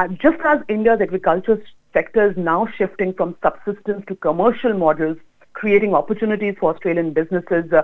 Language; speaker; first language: English; non-native, local second language; Hindi